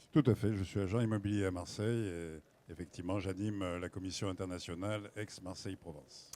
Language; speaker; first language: French; native; French